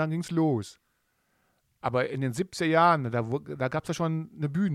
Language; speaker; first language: German; native; German